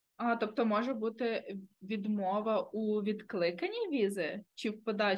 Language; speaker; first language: Ukrainian; native; Ukrainian